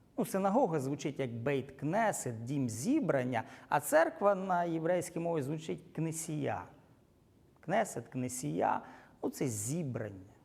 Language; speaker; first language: Ukrainian; non-native, local second language; Russian